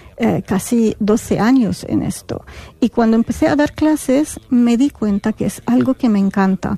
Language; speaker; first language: Spanish; non-native, fluent; Arabic